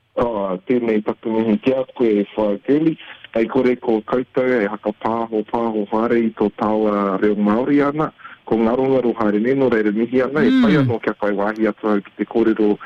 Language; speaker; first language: Māori; native; Māori